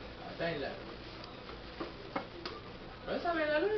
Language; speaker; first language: French; native; French